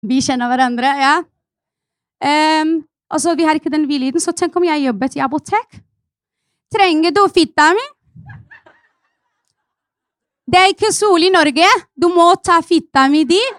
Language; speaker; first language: Norwegian; non-native, fluent; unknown